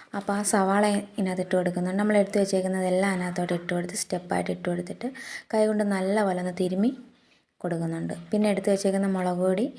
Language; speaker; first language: Malayalam; native; Malayalam